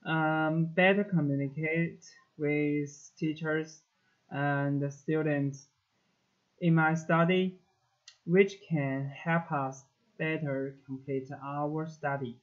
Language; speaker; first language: English; non-native, learner; Chinese